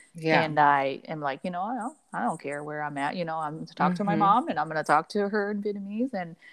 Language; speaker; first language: English; early bilingual, other home language; Cantonese